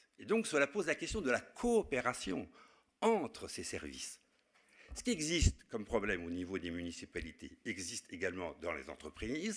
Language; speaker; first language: French; native; French